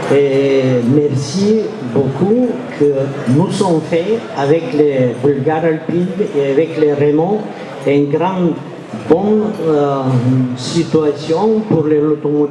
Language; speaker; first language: French; non-native, learner; Bulgarian